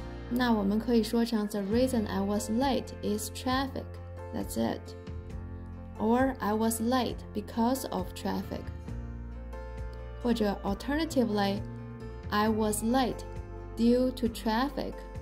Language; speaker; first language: English; non-native, fluent; Chinese